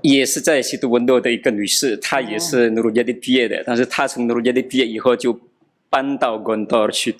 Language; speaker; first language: Chinese; non-native, fluent; Madurese